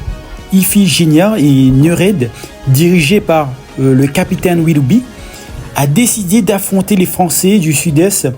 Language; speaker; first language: French; non-native, local second language; Morisyen